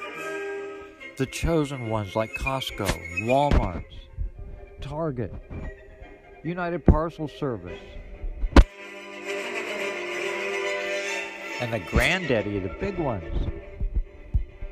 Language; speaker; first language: English; native; English